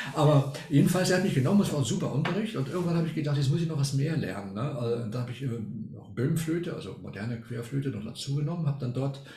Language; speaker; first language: German; non-native, fluent; Spanish